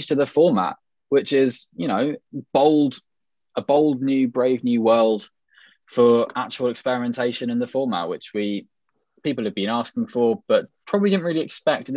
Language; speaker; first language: English; native; English